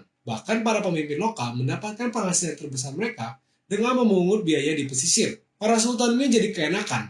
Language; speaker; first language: Indonesian; native; Indonesian